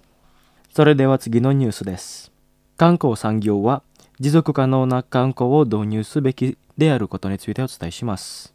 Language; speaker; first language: Japanese; non-native, fluent; Indonesian